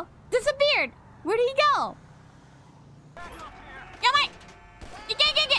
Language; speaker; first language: English; non-native, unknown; Japanese